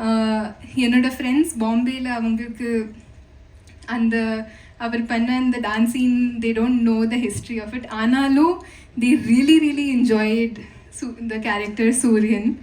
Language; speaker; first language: Tamil; non-native, fluent; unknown